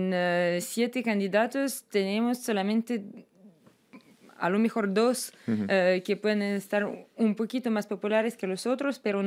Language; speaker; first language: Spanish; non-native, fluent; Russian